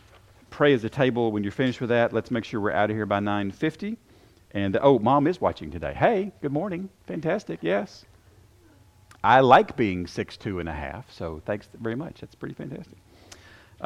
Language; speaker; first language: English; native; English